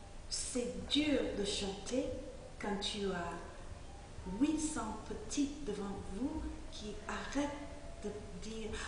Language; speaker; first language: French; non-native, fluent; English